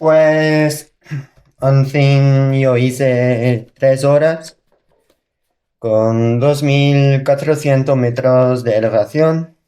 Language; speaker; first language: Spanish; non-native, learner; Dutch